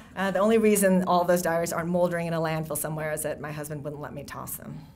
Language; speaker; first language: English; native; English